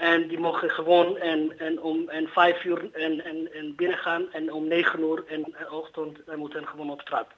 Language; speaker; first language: Dutch; non-native, learner; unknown